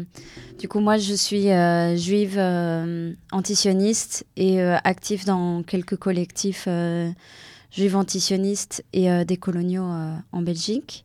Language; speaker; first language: French; native; French